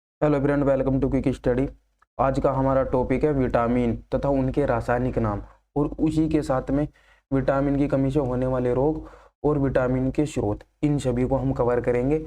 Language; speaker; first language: Hindi; native; Hindi